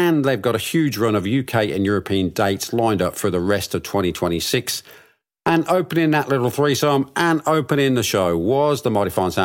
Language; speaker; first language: English; native; English